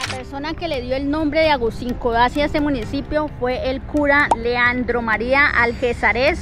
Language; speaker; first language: Spanish; native; Spanish